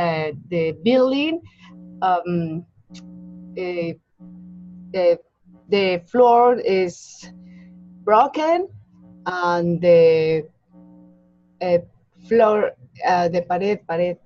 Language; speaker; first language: English; non-native, learner; Spanish